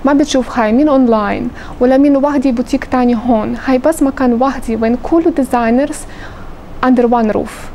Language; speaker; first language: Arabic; non-native, learner; Ukrainian